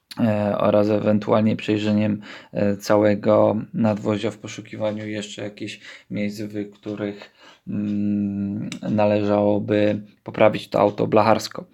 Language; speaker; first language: Polish; native; Polish